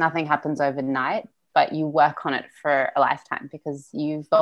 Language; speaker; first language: English; non-native, local second language; Russian